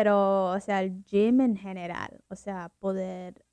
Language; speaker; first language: Spanish; early bilingual, heritage; Spanish